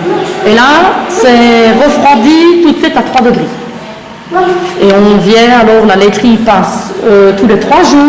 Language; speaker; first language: French; native; French